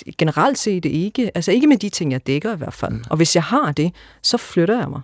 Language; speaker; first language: Danish; early bilingual, other home language; Arabic